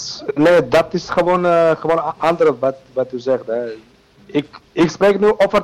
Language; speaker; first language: Dutch; non-native, learner; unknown